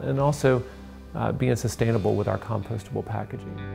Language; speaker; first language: English; native; English